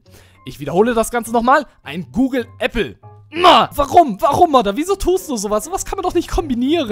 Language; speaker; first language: German; native; German